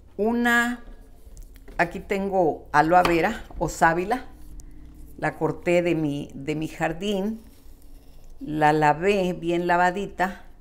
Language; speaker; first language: Spanish; native; Spanish